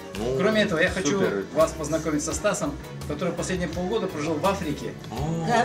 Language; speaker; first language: Russian; non-native, fluent; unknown